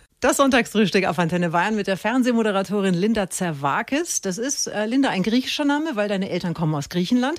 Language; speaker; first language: German; native; German